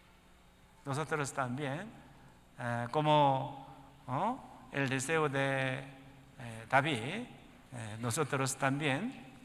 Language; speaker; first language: Spanish; non-native, learner; Korean